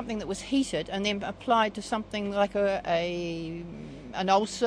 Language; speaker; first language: English; native; English